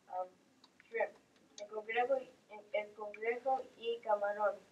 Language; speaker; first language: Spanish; non-native, learner; English